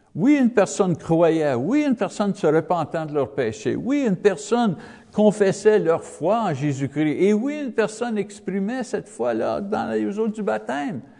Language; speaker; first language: French; non-native, learner; English